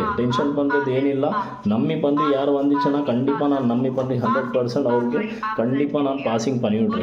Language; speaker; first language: Tamil; non-native, learner; Kannada